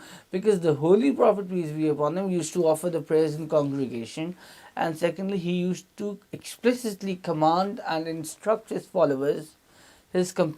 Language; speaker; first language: English; non-native, local second language; Urdu